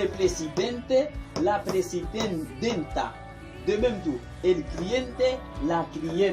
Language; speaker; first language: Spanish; non-native, fluent; Haitian Creole